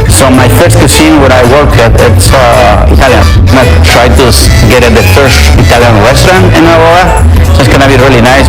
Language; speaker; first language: English; non-native, fluent; Spanish